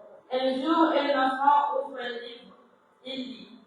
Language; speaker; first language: French; non-native, local second language; Comorian